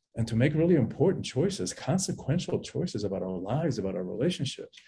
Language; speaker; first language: English; early bilingual, other home language; Spanish